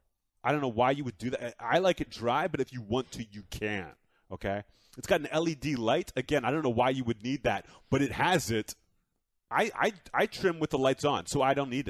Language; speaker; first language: English; native; English